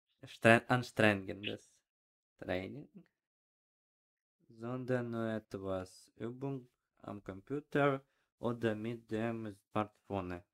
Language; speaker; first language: German; non-native, learner; Ukrainian